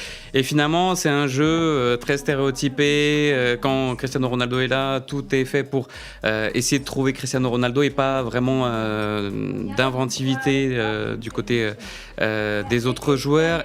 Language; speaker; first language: French; native; French